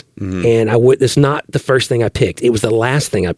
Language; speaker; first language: English; native; English